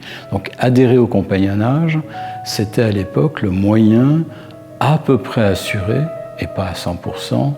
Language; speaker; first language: French; native; French